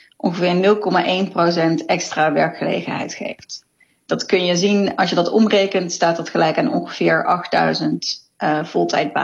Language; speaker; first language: Dutch; native; Dutch